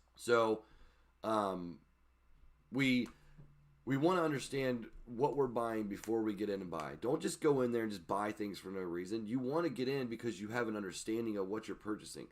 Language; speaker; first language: English; native; English